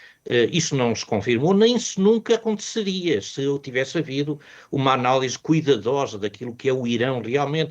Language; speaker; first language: Portuguese; native; Portuguese